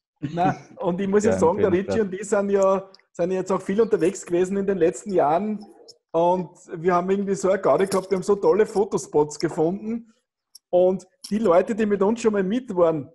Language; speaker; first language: German; native; German